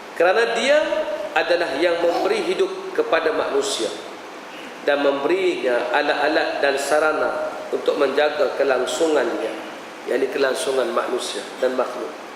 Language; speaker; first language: Malay; native; Malay